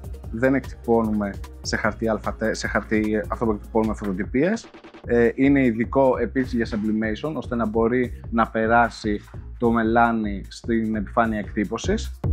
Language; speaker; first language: Greek; native; Greek